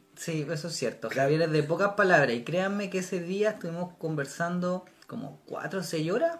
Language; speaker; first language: Spanish; native; Spanish